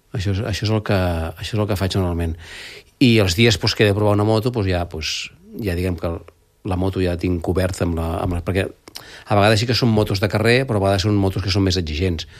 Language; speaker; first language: Catalan; native; Catalan